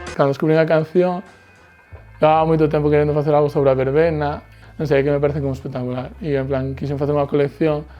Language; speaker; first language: Galician; native; Galician